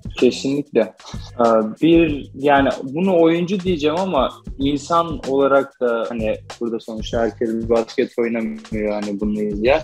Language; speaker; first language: Turkish; native; Turkish